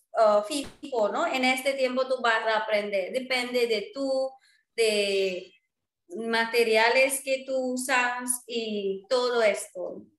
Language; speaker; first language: Spanish; non-native, fluent; Marwari